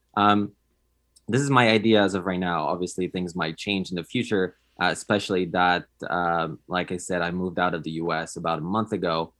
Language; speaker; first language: English; non-native, fluent; Polish